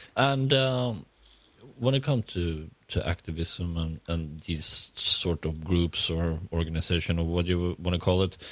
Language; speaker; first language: English; non-native, fluent; Swedish